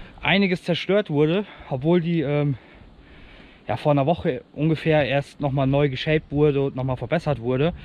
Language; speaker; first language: German; native; German